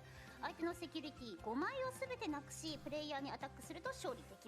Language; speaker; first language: Japanese; native; Japanese